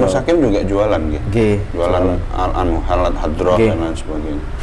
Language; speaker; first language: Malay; non-native, local second language; Javanese